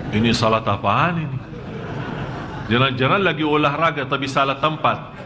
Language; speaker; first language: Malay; non-native, fluent; Arabic